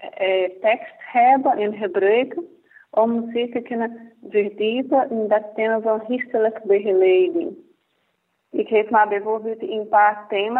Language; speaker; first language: Dutch; non-native, fluent; Portuguese